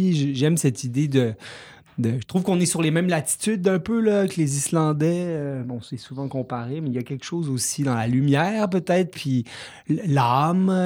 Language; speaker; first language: French; native; French